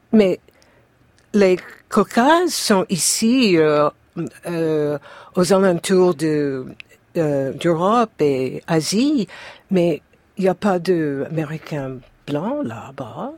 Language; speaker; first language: French; non-native, fluent; English